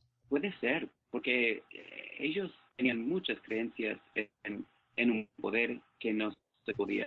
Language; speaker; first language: Spanish; non-native, fluent; English